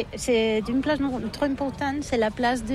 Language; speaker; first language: French; non-native, learner; Catalan